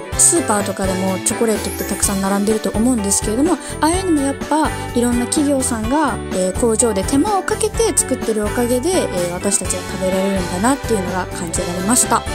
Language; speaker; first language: Japanese; native; Japanese